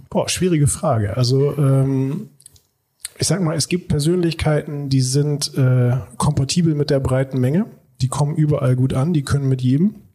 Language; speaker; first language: German; native; German